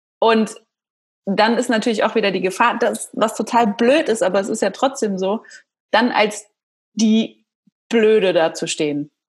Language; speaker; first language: German; native; German